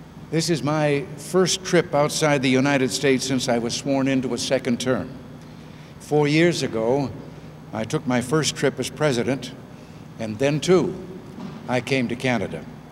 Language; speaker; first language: English; native; English